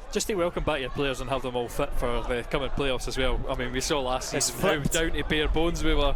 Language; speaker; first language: English; native; English